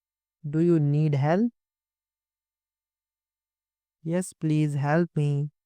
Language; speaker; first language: English; non-native, local second language; Hindi